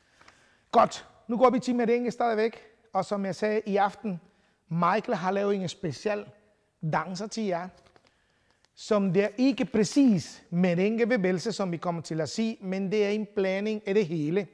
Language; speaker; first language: Danish; non-native, fluent; Spanish